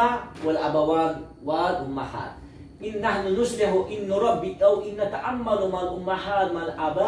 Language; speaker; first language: Arabic; non-native, learner; Uzbek